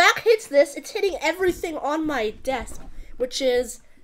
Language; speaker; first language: English; native; English